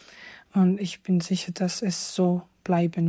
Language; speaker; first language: German; non-native, fluent; Georgian